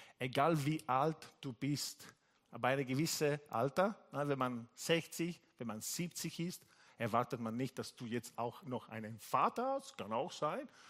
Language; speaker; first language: German; non-native, fluent; Italian